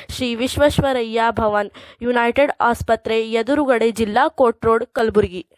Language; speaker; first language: Kannada; native; Kannada